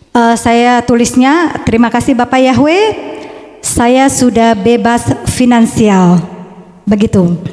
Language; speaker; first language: Indonesian; native; Indonesian